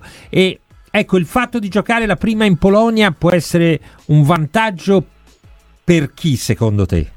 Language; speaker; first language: Italian; native; Italian